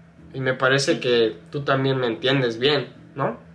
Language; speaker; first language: Spanish; non-native, fluent; English